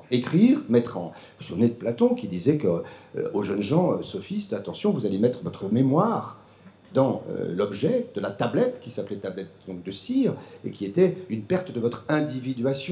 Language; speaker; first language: French; native; French